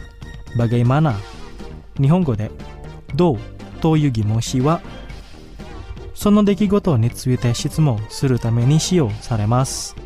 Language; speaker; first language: Japanese; non-native, fluent; Indonesian